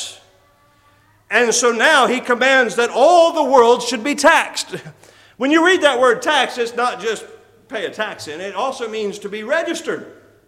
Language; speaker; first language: English; native; English